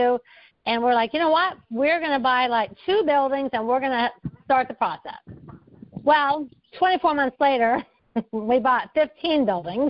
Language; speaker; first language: English; native; English